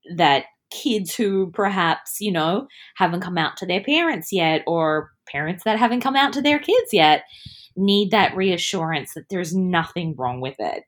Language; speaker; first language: English; early bilingual, other home language; Italian